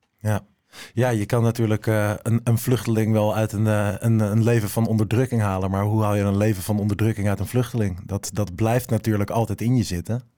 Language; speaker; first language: Dutch; native; Dutch